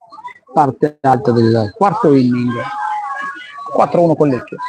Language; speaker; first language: Italian; native; Italian